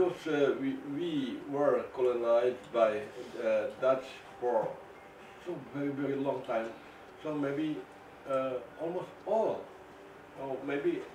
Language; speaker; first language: English; non-native, fluent; Indonesian